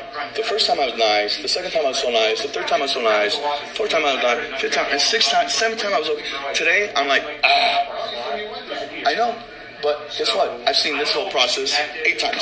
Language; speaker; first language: English; native; English